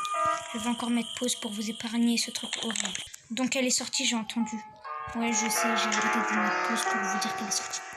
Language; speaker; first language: French; native; French